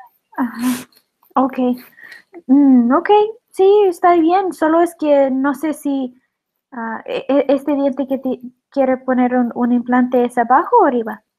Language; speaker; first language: Spanish; non-native, learner; English